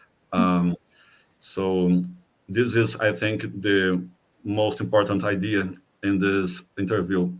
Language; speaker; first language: English; non-native, fluent; Portuguese